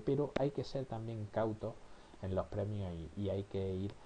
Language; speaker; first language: Spanish; native; Spanish